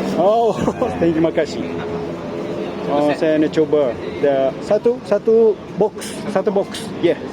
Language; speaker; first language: Malay; non-native, fluent; Japanese